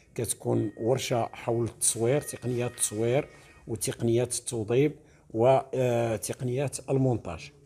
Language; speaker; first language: Arabic; native; Arabic